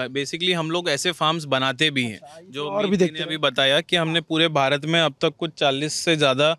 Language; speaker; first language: Hindi; native; Hindi